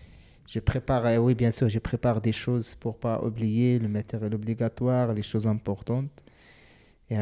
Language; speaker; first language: French; non-native, learner; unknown